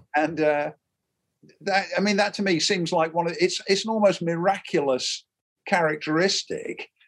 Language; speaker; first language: English; native; English